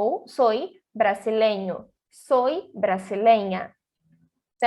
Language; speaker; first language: Spanish; non-native, learner; Portuguese